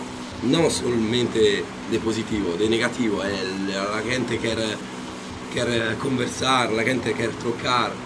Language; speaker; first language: Spanish; non-native, learner; Italian